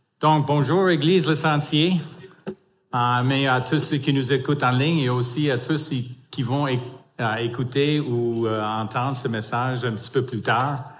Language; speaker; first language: French; non-native, fluent; English